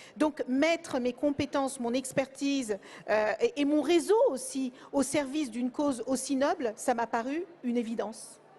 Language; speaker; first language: French; early bilingual, other home language; Kabuverdianu